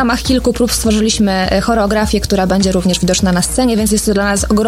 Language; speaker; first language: Polish; native; Polish